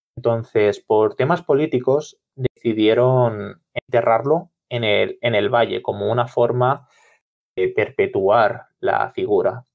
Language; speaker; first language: Spanish; non-native, local second language; Catalan